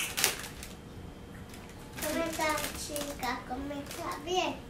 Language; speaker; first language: Spanish; early bilingual, other home language; Haitian Creole